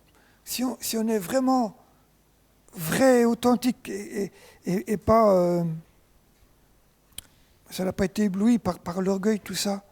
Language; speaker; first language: French; native; French